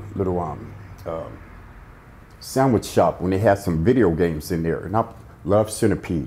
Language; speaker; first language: English; native; English